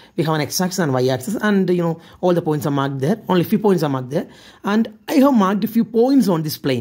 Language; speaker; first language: English; non-native, local second language; Malayalam